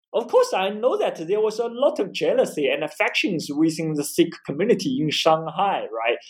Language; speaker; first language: English; non-native, fluent; Chinese